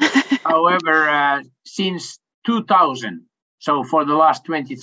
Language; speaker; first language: English; non-native, fluent; Swedish